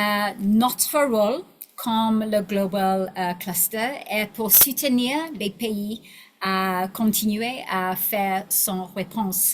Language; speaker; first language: French; non-native, learner; English